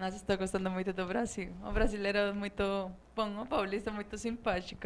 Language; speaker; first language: Portuguese; non-native, fluent; Spanish